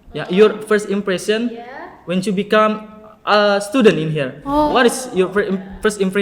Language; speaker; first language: English; non-native, learner; Indonesian